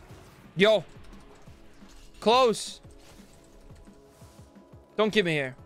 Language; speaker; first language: English; non-native, fluent; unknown